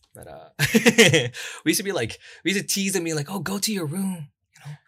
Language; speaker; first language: English; non-native, local second language; Korean